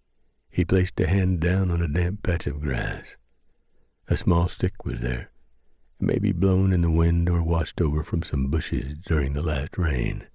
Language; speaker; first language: English; native; English